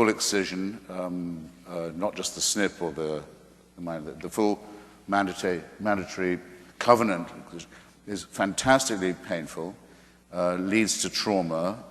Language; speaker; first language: English; native; English